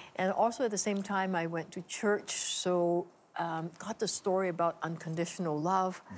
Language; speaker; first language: English; native; English